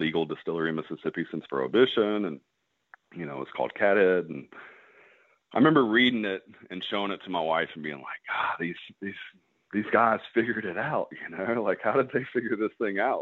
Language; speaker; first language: English; native; English